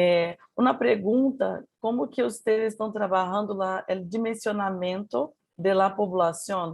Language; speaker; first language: Portuguese; native; Portuguese